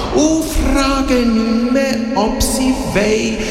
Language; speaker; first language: German; native; German